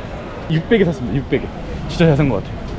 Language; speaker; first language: Korean; native; Korean